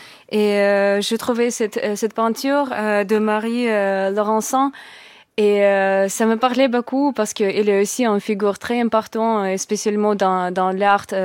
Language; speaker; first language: French; non-native, learner; Russian